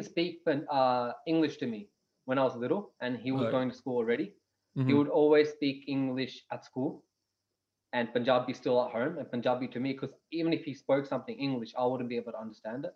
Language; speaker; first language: English; non-native, local second language; Punjabi